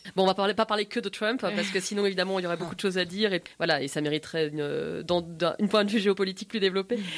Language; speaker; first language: French; native; French